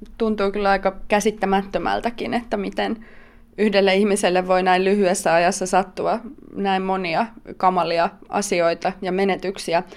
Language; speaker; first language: Finnish; native; Finnish